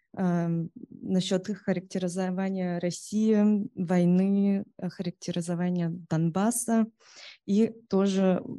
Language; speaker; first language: Russian; early bilingual, heritage; Russian